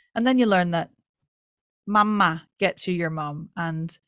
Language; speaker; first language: English; native; English